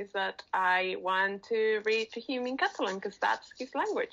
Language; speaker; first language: English; non-native, fluent; Catalan